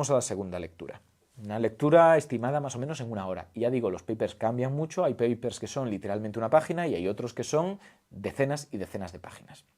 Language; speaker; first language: Spanish; native; Spanish